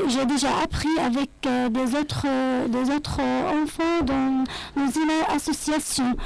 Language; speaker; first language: French; non-native, fluent; Arabic